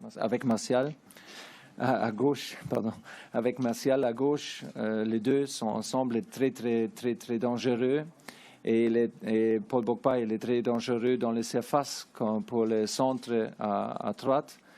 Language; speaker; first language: French; non-native, learner; German